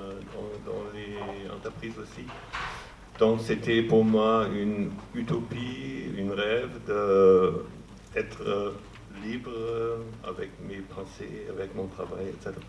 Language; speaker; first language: French; non-native, fluent; German